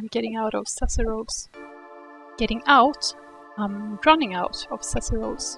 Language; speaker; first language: English; non-native, fluent; Swedish